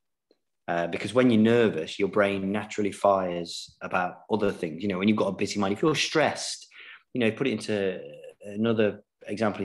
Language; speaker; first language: English; native; English